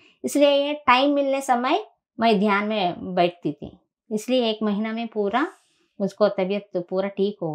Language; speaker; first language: Hindi; non-native, local second language; Telugu